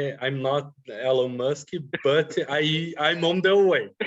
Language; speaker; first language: English; non-native, learner; Portuguese